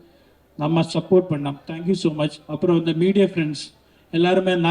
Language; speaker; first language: Tamil; non-native, learner; Malayalam